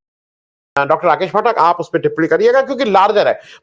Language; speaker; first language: Hindi; native; Hindi